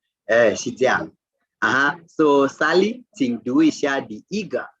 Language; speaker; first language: Chinese; non-native, fluent; Swahili